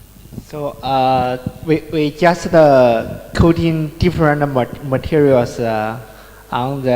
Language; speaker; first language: English; non-native, learner; Chinese